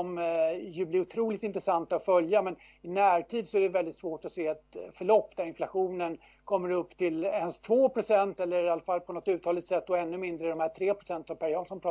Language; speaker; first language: Swedish; native; Swedish